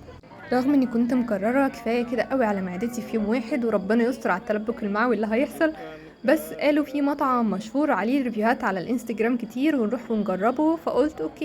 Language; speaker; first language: Arabic; native; Arabic